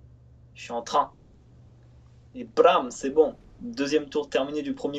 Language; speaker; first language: French; native; French